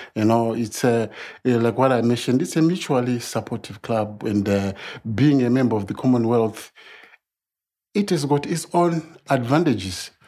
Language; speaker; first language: English; non-native, local second language; Shona